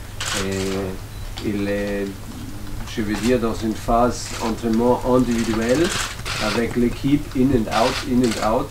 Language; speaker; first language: French; non-native, learner; German